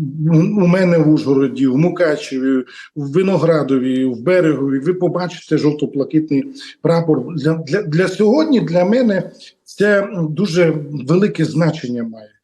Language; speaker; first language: Ukrainian; non-native, local second language; Romany